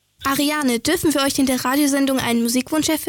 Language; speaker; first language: German; native; German